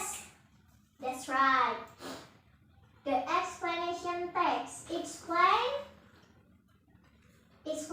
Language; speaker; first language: English; non-native, learner; Indonesian